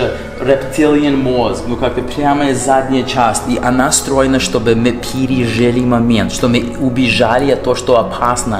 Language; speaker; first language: Russian; non-native, fluent; English